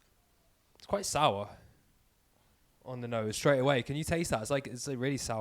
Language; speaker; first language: English; native; English